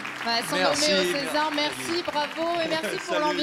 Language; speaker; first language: French; native; French